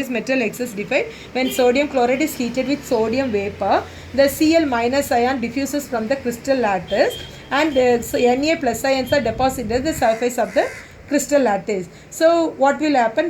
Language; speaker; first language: English; non-native, local second language; Tamil